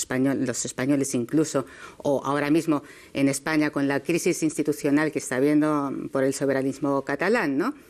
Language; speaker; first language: Spanish; native; Spanish